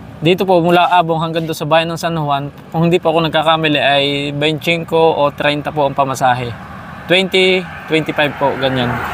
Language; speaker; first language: Filipino; native; Filipino